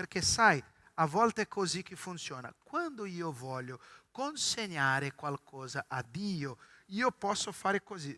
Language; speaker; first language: Italian; non-native, fluent; Portuguese